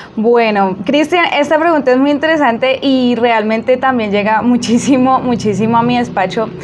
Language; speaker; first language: Spanish; native; Spanish